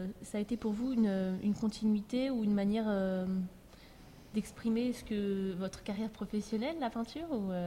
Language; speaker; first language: French; native; French